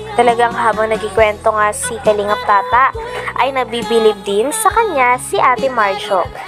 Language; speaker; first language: Filipino; native; Filipino